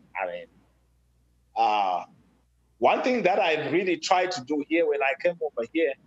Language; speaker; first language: English; non-native, local second language; Shona